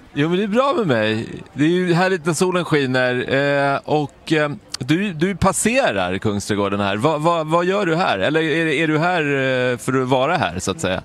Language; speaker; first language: Swedish; native; Swedish